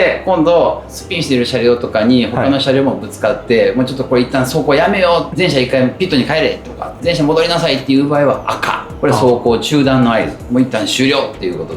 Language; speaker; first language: Japanese; native; Japanese